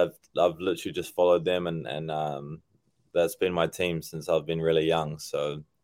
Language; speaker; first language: English; native; English